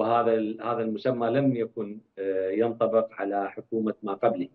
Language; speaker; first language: Arabic; native; Arabic